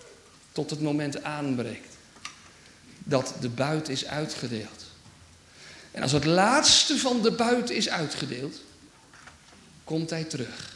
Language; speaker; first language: Dutch; native; Dutch